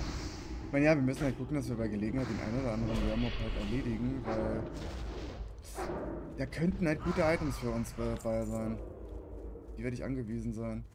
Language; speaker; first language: German; native; German